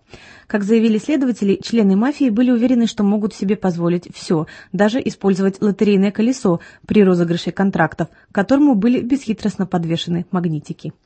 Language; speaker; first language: Russian; native; Russian